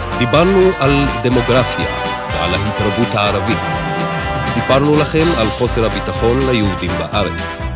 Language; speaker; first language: Hebrew; native; Hebrew